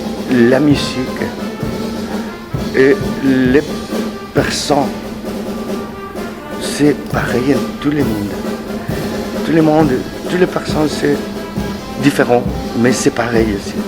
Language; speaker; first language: French; non-native, learner; Spanish